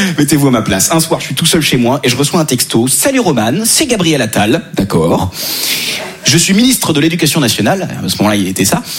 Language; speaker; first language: French; native; French